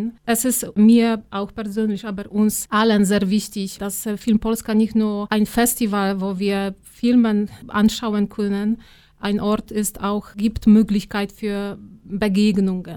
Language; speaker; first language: German; non-native, fluent; Polish